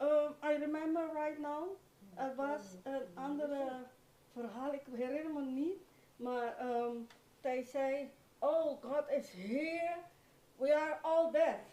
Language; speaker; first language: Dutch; non-native, fluent; Spanish